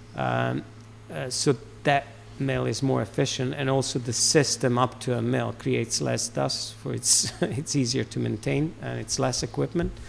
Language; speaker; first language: English; non-native, fluent; Serbian